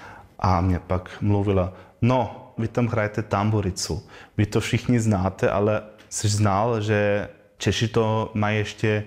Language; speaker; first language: Czech; non-native, learner; German